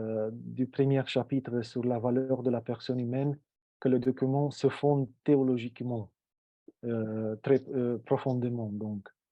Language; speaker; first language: French; non-native, fluent; Romanian